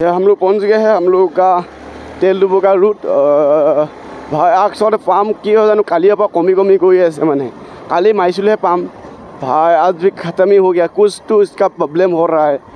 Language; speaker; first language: Hindi; non-native, local second language; Assamese